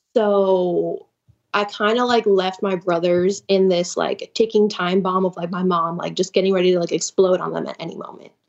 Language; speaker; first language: English; native; English